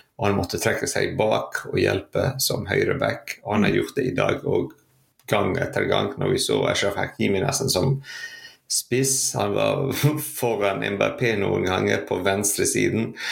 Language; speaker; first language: Norwegian; non-native, fluent; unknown